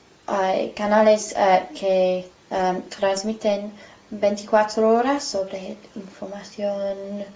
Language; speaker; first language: Spanish; non-native, fluent; English